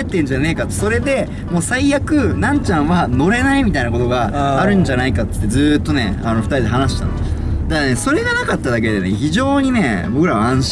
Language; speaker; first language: Japanese; native; Japanese